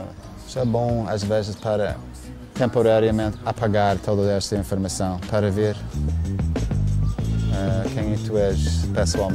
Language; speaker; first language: Portuguese; non-native, fluent; English